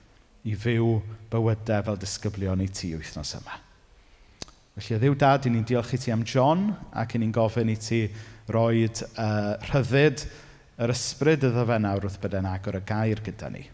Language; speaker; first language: Welsh; native; Welsh